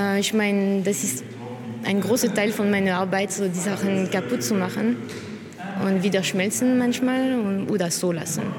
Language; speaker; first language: German; non-native, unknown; French